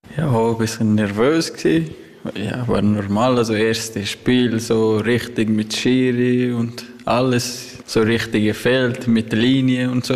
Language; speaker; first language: German; non-native, learner; Persian